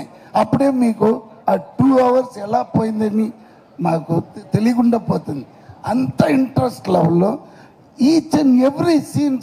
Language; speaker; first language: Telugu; non-native, learner; Tamil